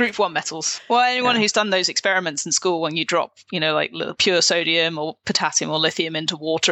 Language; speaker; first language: English; native; English